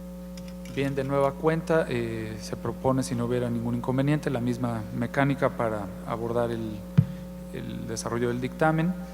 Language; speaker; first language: Spanish; native; Spanish